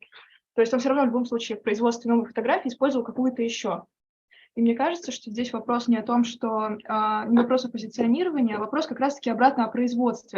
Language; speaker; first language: Russian; native; Russian